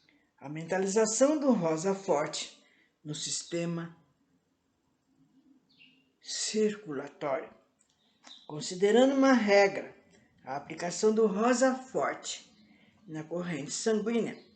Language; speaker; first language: Portuguese; native; Portuguese